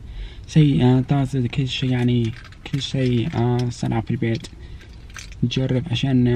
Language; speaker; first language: Arabic; non-native, learner; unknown